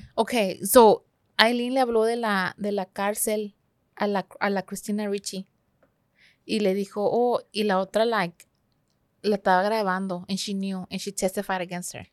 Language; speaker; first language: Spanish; early bilingual, heritage; Spanish